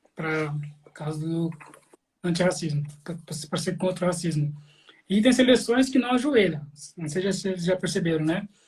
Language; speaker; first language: Portuguese; native; Portuguese